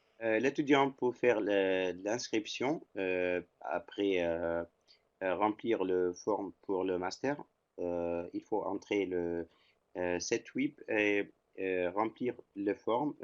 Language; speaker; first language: French; non-native, fluent; Turkish